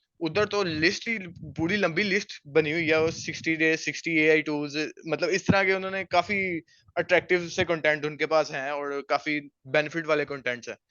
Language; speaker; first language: Urdu; non-native, local second language; Punjabi